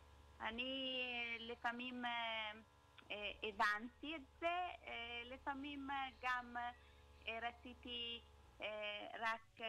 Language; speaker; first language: Hebrew; non-native, learner; Italian